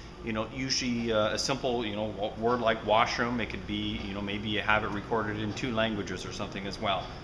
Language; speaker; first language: English; native; English